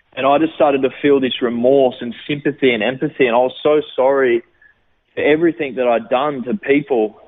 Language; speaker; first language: English; native; English